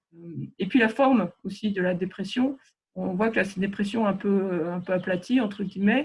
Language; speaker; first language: French; native; French